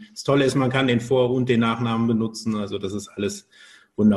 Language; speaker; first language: German; native; German